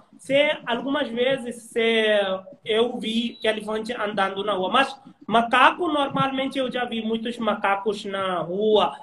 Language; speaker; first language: Portuguese; non-native, learner; Hindi